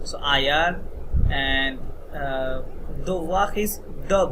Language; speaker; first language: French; non-native, learner; Bangla